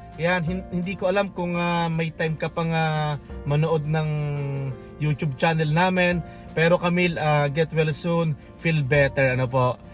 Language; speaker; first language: Filipino; native; Filipino